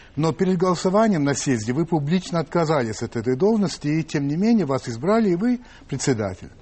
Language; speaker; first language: Russian; non-native, fluent; French